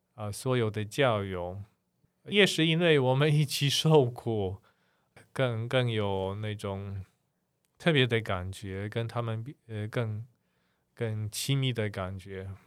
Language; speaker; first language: Chinese; non-native, fluent; Polish